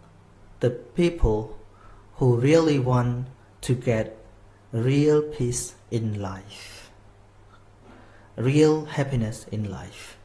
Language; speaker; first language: English; non-native, fluent; Khmer